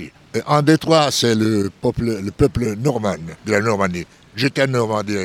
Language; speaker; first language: French; non-native, learner; Italian